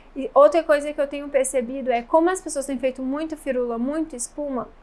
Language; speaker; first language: Portuguese; native; Portuguese